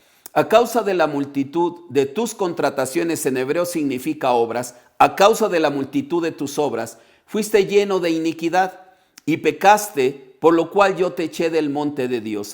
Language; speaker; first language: Spanish; native; Spanish